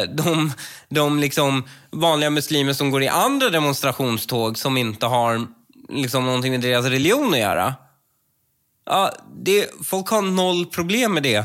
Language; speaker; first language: Swedish; early bilingual, other home language; Persian